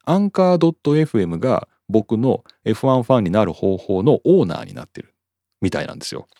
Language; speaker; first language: Japanese; native; Japanese